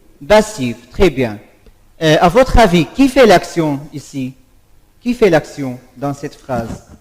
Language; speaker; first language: French; non-native, fluent; Arabic